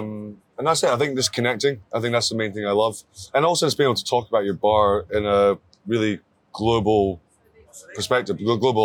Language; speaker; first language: English; native; English